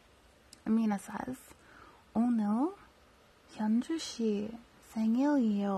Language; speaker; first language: Korean; non-native, learner; English